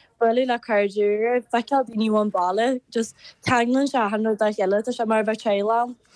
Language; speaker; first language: Irish; native; Irish